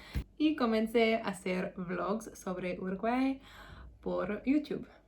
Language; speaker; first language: Spanish; non-native, learner; English